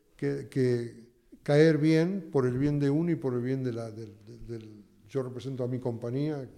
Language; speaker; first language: Spanish; native; Spanish